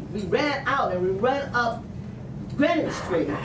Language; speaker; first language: English; native; English